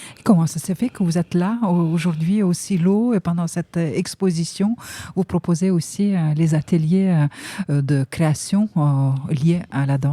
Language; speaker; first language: French; native; French